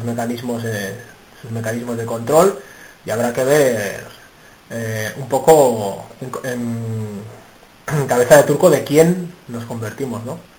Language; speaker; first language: Spanish; native; Spanish